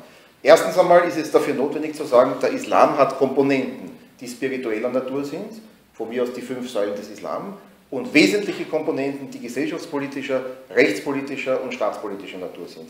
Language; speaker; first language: German; native; German